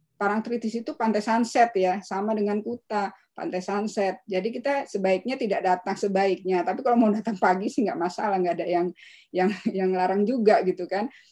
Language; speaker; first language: Indonesian; native; Indonesian